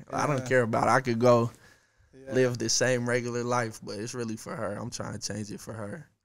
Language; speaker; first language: English; native; English